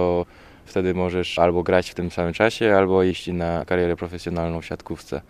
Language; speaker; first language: Polish; early bilingual, heritage; French